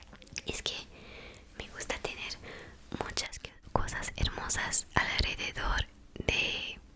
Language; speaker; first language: Spanish; non-native, fluent; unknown